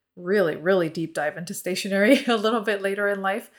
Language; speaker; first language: English; early bilingual, other home language; Korean